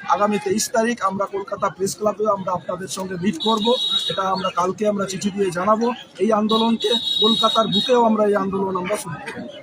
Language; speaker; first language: Bangla; non-native, local second language; Santali